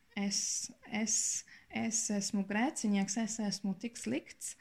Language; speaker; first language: Latvian; non-native, learner; German